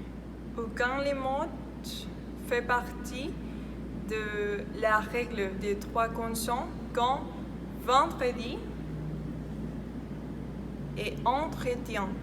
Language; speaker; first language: French; non-native, learner; Spanish